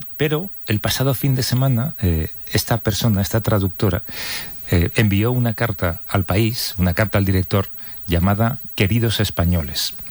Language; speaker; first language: Spanish; native; Spanish